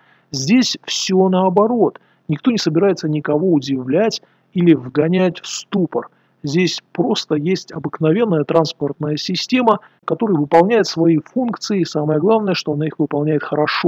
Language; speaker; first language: Russian; native; Russian